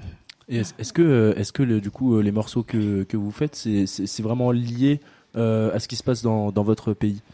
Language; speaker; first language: French; native; French